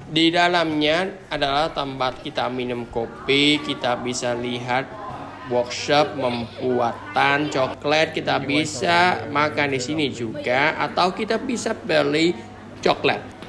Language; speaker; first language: Indonesian; non-native, learner; Vietnamese